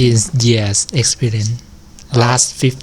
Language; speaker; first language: English; non-native, learner; Thai